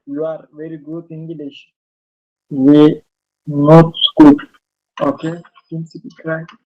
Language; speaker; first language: English; non-native, learner; Turkish